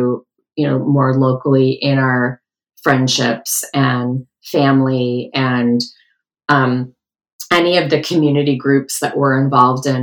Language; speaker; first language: English; native; English